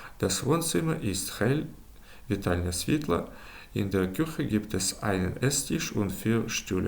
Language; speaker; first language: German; non-native, fluent; Ukrainian